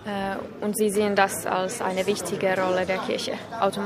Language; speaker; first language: German; non-native, fluent; Finnish